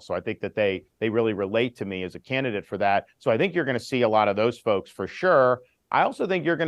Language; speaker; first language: English; native; English